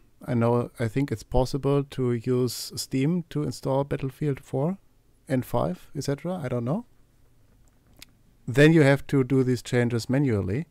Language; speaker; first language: English; non-native, fluent; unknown